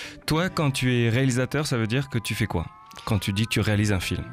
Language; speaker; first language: French; native; French